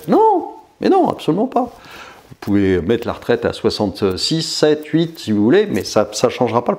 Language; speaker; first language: French; native; French